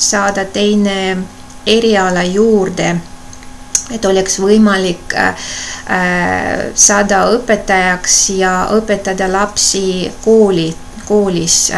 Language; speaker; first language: Estonian; non-native, local second language; Russian